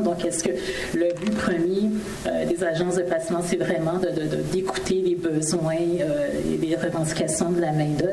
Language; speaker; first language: French; native; French